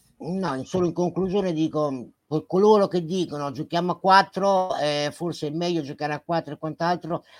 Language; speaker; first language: Italian; native; Italian